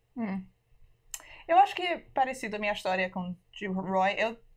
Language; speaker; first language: Portuguese; early bilingual, heritage; Portuguese